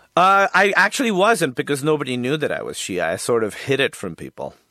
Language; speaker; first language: English; non-native, local second language; Urdu